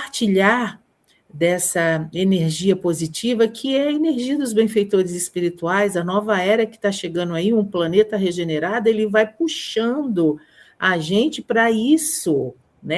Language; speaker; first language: Portuguese; native; Portuguese